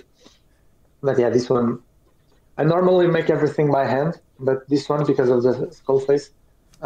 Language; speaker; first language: English; non-native, fluent; Portuguese